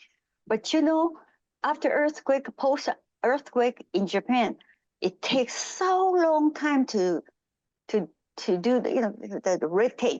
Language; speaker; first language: English; non-native, fluent; Japanese